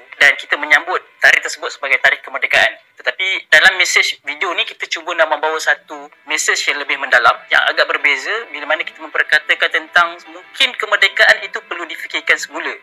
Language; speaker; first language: Malay; native; Malay